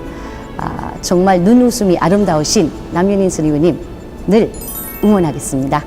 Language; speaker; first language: Korean; non-native, fluent; Filipino